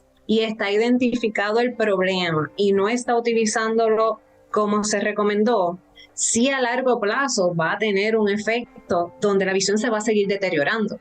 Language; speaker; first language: Spanish; native; Spanish